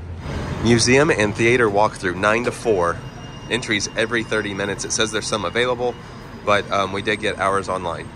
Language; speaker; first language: English; native; English